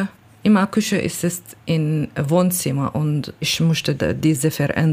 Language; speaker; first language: German; non-native, learner; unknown